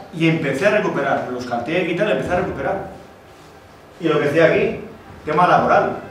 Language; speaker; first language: Spanish; early bilingual, other home language; Basque